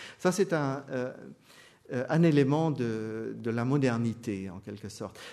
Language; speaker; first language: French; non-native, fluent; German